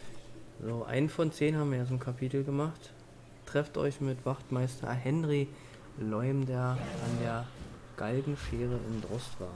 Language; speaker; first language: German; native; German